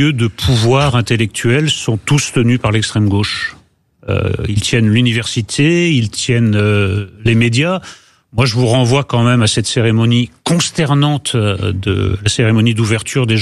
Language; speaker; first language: French; native; French